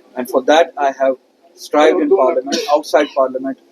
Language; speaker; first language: English; non-native, local second language; Kashmiri